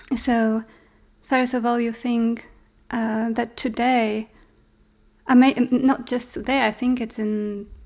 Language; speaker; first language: English; non-native, fluent; Polish